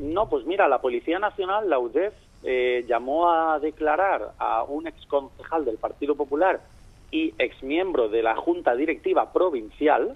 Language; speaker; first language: Spanish; native; Spanish